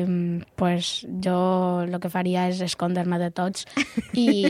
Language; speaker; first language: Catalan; non-native, local second language; Spanish